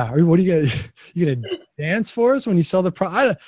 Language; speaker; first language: English; native; English